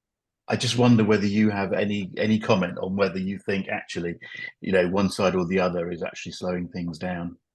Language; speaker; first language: English; native; English